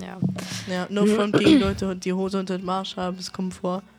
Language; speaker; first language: German; native; German